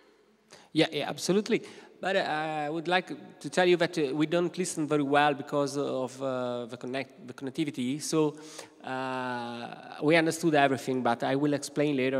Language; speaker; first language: English; non-native, fluent; Italian